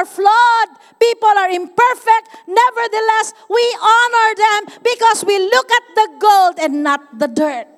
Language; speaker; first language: English; non-native, local second language; Cebuano